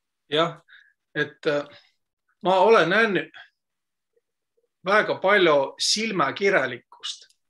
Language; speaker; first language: Estonian; non-native, local second language; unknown